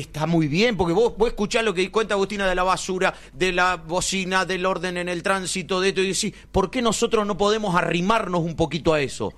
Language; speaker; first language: Spanish; native; Spanish